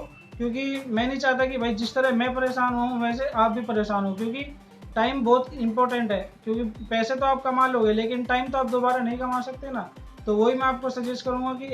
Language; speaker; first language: Hindi; native; Hindi